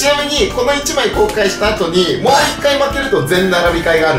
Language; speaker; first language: Japanese; native; Japanese